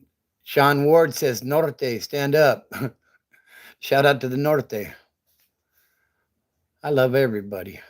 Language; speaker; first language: English; native; English